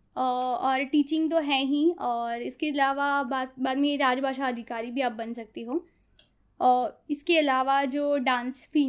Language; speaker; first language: Hindi; non-native, local second language; Konkani